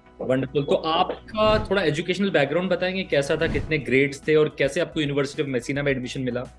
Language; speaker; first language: Hindi; native; Hindi